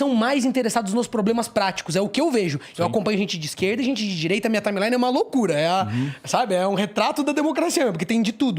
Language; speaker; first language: Portuguese; native; Portuguese